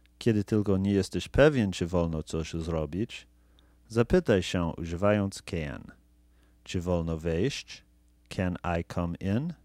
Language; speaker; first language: Polish; non-native, fluent; English